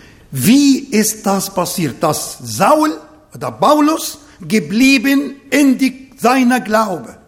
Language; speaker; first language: German; non-native, fluent; Arabic